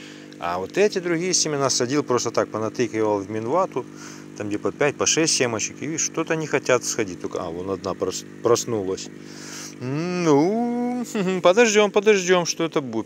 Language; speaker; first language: Russian; native; Russian